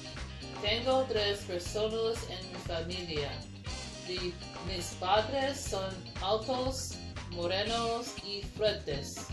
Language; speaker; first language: Spanish; non-native, learner; English